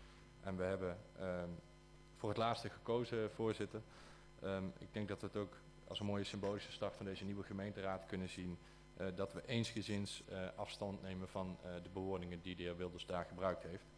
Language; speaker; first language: Dutch; native; Dutch